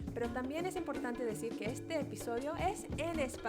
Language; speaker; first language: Spanish; early bilingual, heritage; Spanish